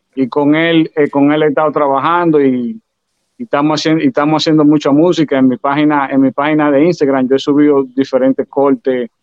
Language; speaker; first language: Spanish; native; Spanish